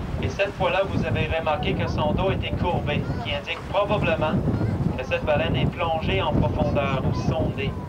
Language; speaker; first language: French; native; French